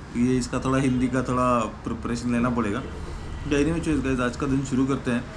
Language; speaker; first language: Hindi; non-native, local second language; Marathi